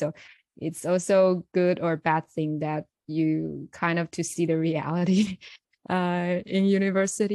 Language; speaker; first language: English; non-native, fluent; Chinese